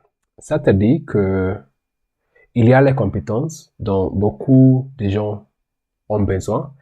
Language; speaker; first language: French; non-native, learner; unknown